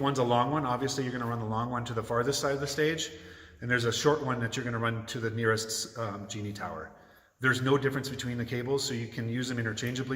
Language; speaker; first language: English; native; English